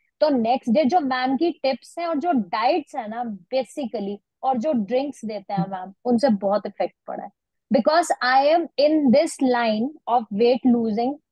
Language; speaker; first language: Hindi; native; Hindi